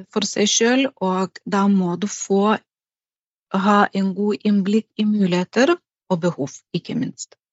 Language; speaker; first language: Norwegian; non-native, fluent; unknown